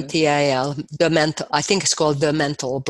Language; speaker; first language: English; native; English